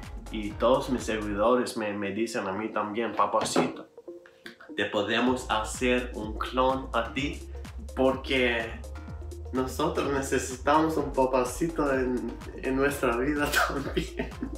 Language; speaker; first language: Spanish; non-native, learner; Albanian